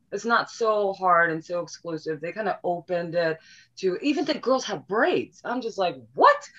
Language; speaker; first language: English; native; English